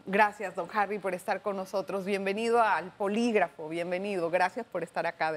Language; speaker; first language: Spanish; native; Spanish